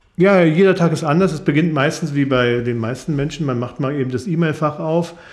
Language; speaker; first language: German; native; German